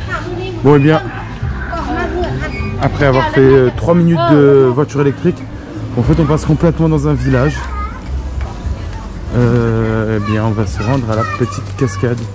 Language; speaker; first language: French; native; French